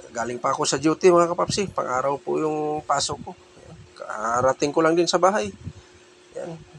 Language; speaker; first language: Filipino; non-native, local second language; Cebuano